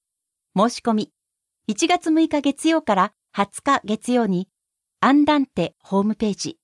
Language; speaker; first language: Japanese; native; Japanese